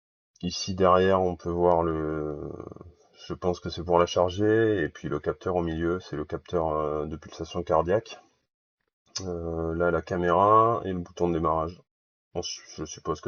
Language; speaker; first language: French; native; French